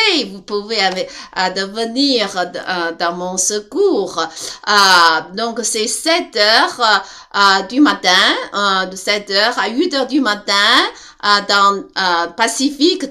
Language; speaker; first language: French; non-native, learner; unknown